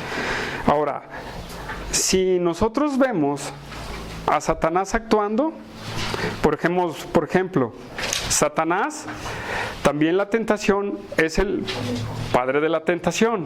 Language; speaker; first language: Spanish; native; Spanish